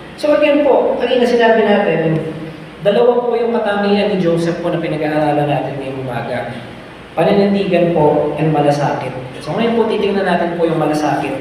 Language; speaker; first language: Filipino; native; Filipino